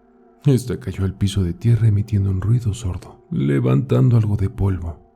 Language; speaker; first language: Spanish; native; Spanish